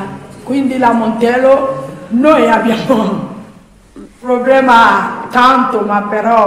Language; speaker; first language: Italian; non-native, learner; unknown